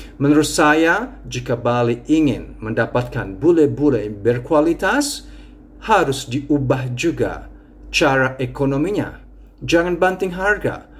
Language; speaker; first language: Indonesian; non-native, fluent; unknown